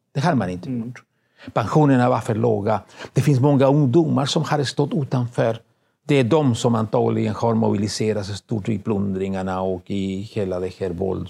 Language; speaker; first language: Swedish; non-native, fluent; Spanish